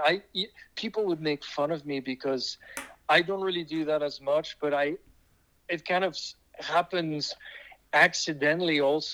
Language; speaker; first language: English; non-native, fluent; French